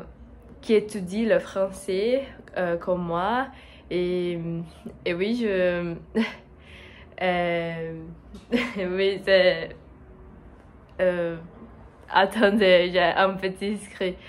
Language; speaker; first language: French; non-native, learner; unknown